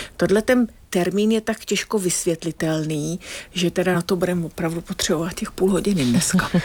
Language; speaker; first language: Czech; non-native, fluent; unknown